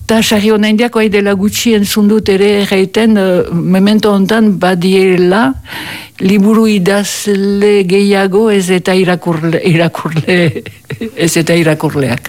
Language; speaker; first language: Basque; native; Basque